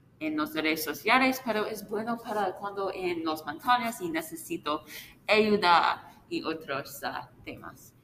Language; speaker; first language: Spanish; non-native, learner; English